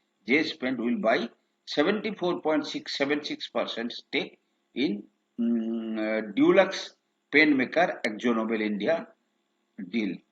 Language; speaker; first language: English; non-native, local second language; Bangla